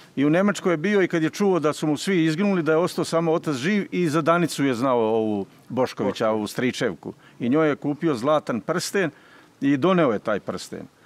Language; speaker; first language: Serbian; native; Serbian